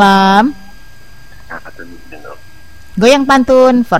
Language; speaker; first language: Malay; non-native, local second language; Sundanese